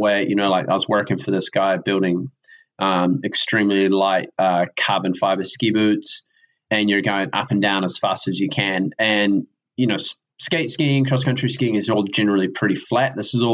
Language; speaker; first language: English; native; English